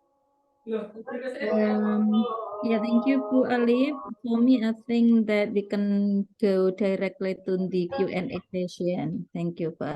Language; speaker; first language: English; non-native, fluent; Indonesian